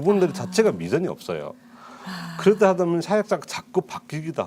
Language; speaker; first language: Korean; non-native, fluent; Nepali